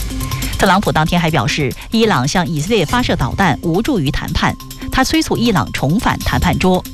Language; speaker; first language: Chinese; native; Chinese